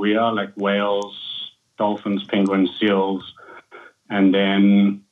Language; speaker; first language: English; native; English